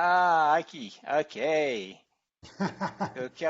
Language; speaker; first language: Spanish; non-native, fluent; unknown